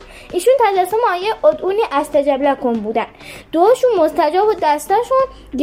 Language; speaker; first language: Persian; native; Persian